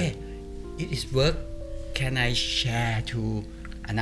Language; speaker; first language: English; non-native, learner; Thai